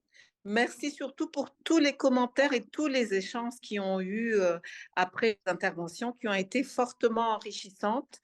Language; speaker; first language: French; non-native, local second language; Malagasy